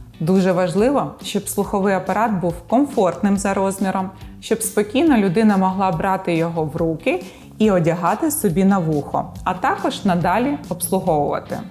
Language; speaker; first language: Ukrainian; native; Ukrainian